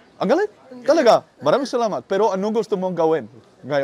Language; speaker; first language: Filipino; non-native, learner; Dutch